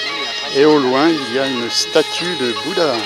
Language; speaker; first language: French; native; French